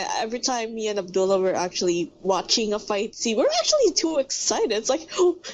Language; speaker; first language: English; non-native, local second language; Filipino